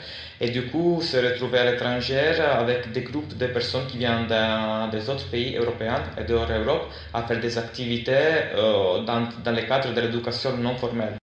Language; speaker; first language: French; non-native, fluent; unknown